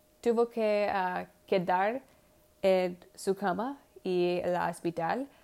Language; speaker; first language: Spanish; non-native, learner; English